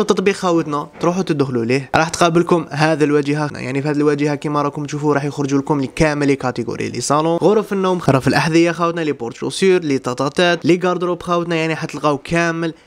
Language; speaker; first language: Arabic; native; Arabic